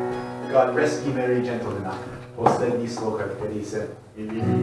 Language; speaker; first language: Czech; non-native, learner; English